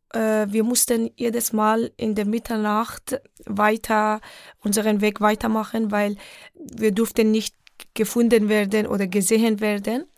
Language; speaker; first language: German; non-native, fluent; Persian